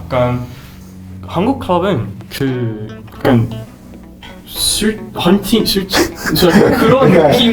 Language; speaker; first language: Korean; non-native, fluent; English